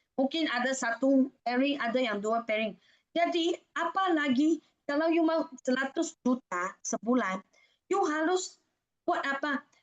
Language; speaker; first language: Indonesian; non-native, fluent; Malay